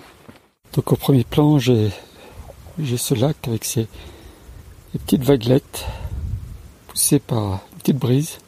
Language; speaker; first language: French; native; French